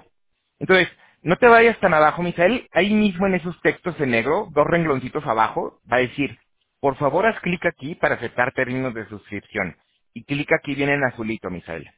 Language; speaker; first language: Spanish; native; Spanish